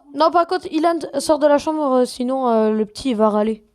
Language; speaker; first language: French; native; French